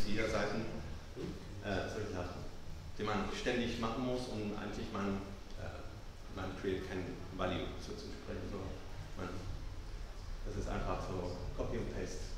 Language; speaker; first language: German; non-native, fluent; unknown